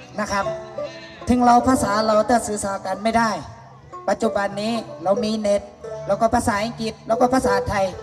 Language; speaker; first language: Thai; non-native, fluent; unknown